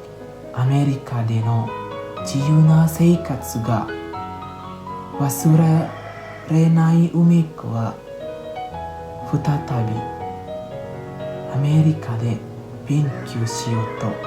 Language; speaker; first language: Japanese; non-native, learner; Indonesian